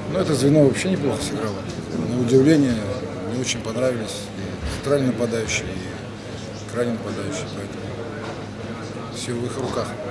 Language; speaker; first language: Russian; native; Russian